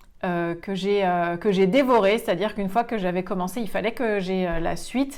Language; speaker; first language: French; native; French